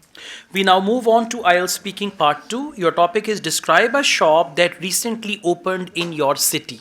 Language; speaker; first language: English; non-native, fluent; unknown